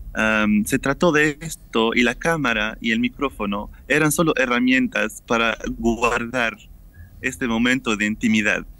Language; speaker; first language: Spanish; non-native, fluent; English